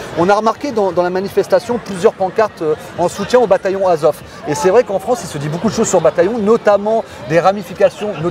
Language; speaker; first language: French; native; French